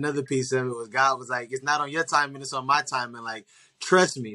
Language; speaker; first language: English; native; English